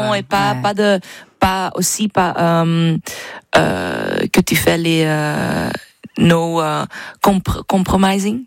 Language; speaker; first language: French; non-native, local second language; Dutch